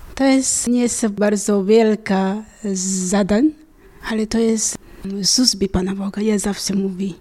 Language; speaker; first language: Polish; non-native, learner; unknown